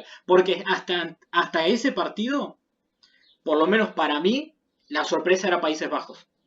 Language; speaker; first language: Spanish; native; Spanish